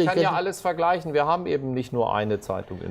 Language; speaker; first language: German; native; German